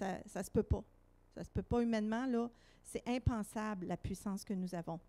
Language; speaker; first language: French; native; French